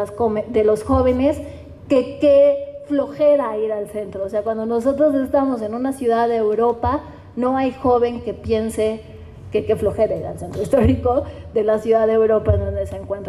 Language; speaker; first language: Spanish; native; Spanish